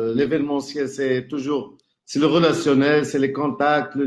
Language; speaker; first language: French; non-native, local second language; Arabic